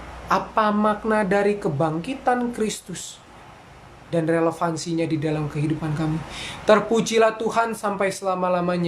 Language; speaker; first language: Indonesian; native; Indonesian